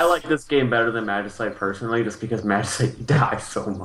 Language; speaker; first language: English; native; English